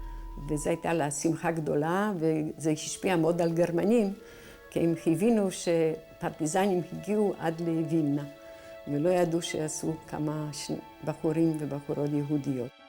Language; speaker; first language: Hebrew; non-native, fluent; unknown